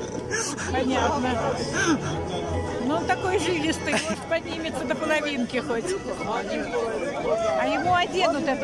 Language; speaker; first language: Russian; native; Russian